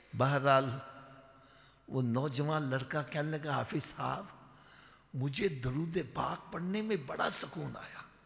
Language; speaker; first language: Urdu; native; Urdu